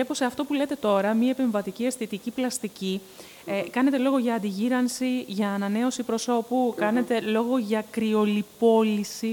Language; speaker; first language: Greek; native; Greek